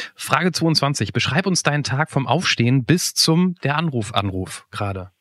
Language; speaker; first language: German; native; German